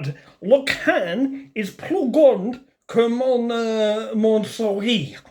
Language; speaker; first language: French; non-native, learner; English